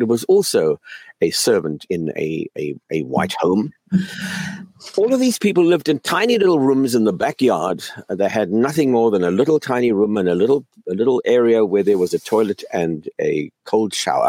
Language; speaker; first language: English; native; English